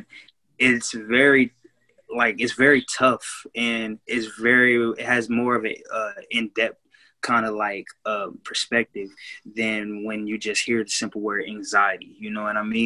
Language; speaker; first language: English; native; English